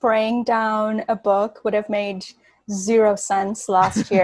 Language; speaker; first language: English; non-native, local second language; Bangla